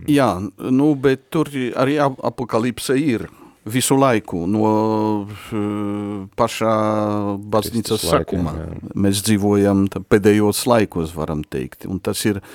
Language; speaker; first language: Latvian; non-native, fluent; Polish